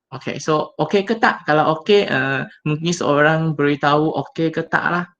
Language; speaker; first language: Malay; non-native, local second language; Chinese